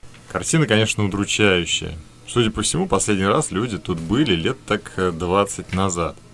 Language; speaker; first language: Russian; native; Russian